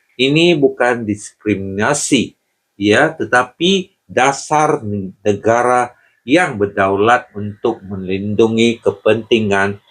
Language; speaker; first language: Malay; non-native, local second language; Chinese